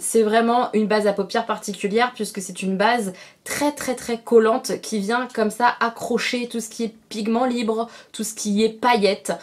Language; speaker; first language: French; native; French